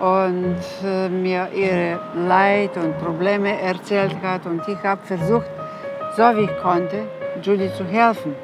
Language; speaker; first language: German; non-native, fluent; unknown